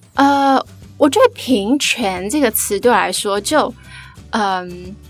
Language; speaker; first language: Chinese; native; Chinese